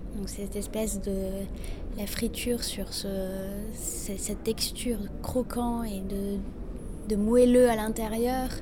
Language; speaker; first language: French; non-native, local second language; Arabic